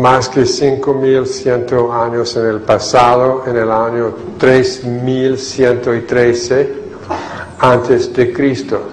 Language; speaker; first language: Spanish; non-native, fluent; English